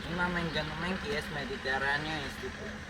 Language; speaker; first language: Armenian; early bilingual, heritage; Armenian